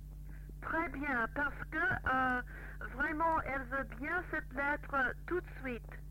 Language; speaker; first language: French; non-native, fluent; English